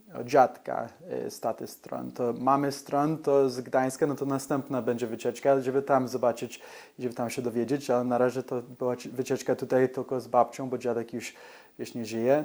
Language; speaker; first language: Polish; early bilingual, heritage; English